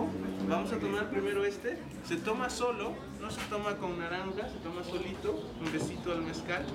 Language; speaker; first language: Spanish; native; Spanish